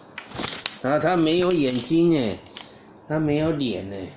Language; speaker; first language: Chinese; native; Chinese